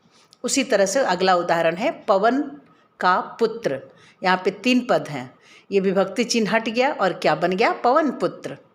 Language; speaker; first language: Hindi; native; Hindi